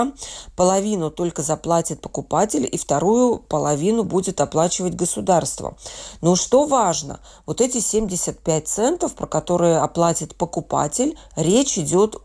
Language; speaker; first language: Russian; native; Russian